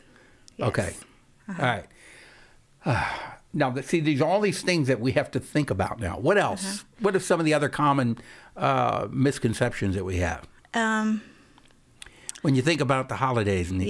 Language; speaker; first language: English; native; English